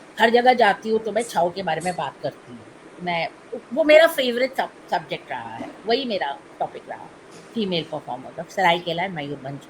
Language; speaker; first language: Hindi; non-native, local second language; Tamil